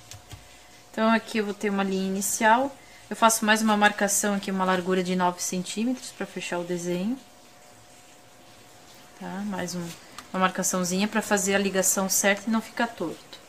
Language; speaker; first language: Portuguese; native; Portuguese